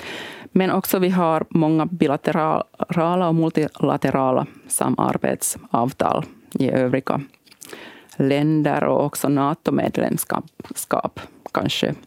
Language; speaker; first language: Swedish; non-native, local second language; Finnish